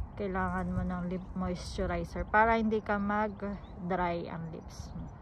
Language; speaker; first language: Filipino; native; Filipino